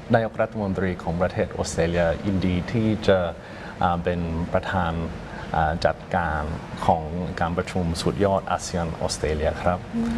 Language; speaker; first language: Thai; non-native, fluent; English